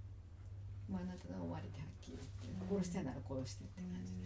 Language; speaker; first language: Japanese; native; Japanese